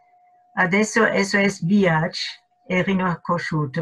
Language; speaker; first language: Italian; non-native, fluent; German